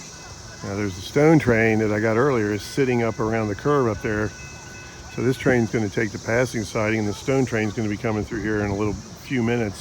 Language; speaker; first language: English; native; English